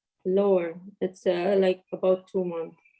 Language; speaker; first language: English; non-native, learner; Arabic